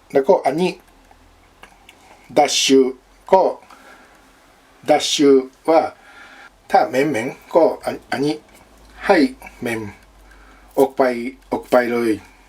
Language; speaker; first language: Thai; non-native, learner; Japanese